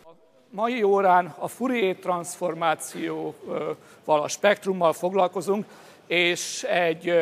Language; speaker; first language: Hungarian; native; Hungarian